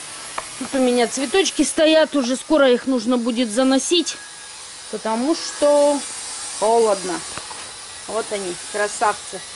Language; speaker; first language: Russian; native; Russian